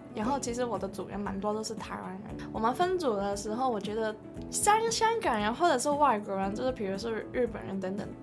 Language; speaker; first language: Chinese; non-native, local second language; Cantonese